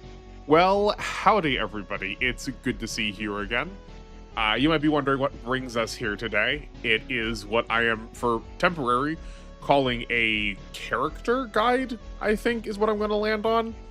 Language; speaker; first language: English; native; English